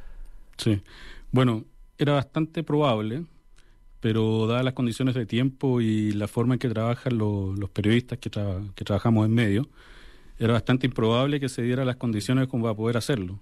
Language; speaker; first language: Spanish; native; Spanish